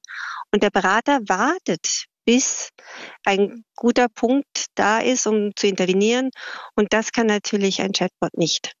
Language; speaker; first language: German; native; German